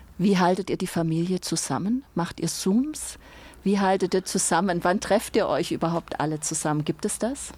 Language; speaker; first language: German; native; German